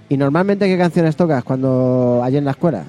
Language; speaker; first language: Spanish; native; Spanish